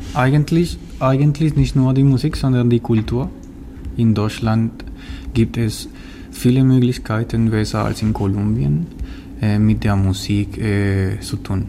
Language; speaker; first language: German; non-native, learner; Spanish